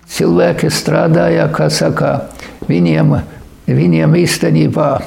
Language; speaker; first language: Latvian; native; Latvian